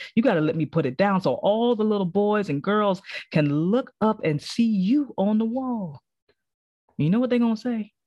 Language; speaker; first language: English; native; English